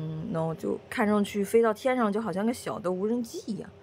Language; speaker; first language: Chinese; native; Chinese